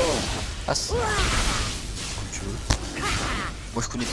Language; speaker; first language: French; native; French